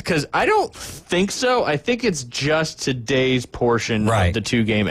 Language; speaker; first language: English; native; English